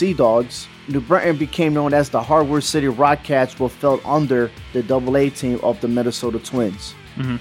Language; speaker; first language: English; native; English